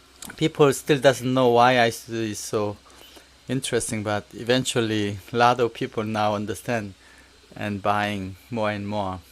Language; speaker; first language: English; non-native, learner; Korean